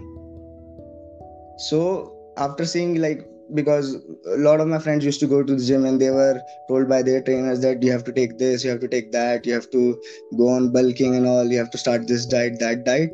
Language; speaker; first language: English; non-native, local second language; Hindi